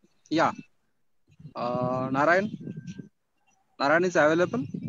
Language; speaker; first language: English; non-native, local second language; Marathi